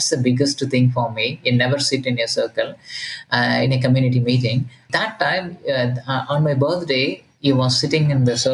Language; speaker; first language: English; non-native, local second language; Tamil